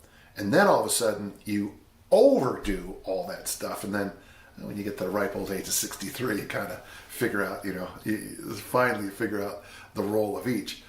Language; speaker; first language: English; native; English